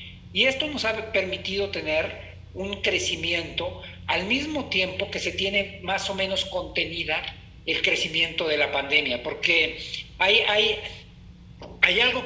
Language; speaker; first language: Spanish; native; Spanish